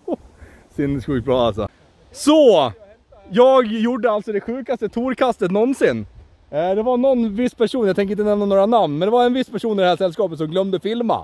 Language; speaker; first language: Swedish; native; Swedish